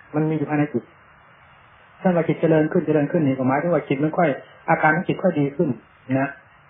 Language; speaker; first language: Thai; native; Thai